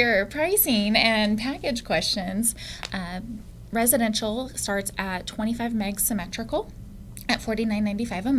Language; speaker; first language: English; native; English